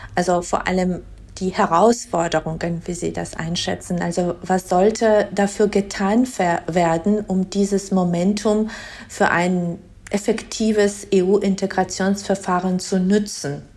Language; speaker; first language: German; non-native, fluent; Georgian